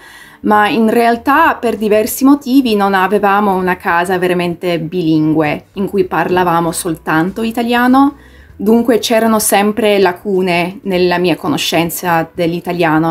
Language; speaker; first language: Italian; early bilingual, heritage; English